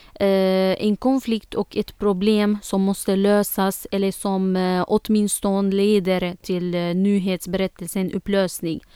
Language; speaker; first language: Swedish; non-native, fluent; Arabic